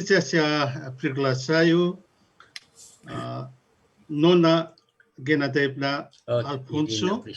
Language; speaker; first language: Russian; non-native, learner; Nepali